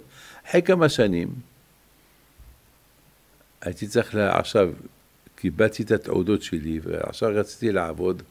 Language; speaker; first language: Hebrew; non-native, fluent; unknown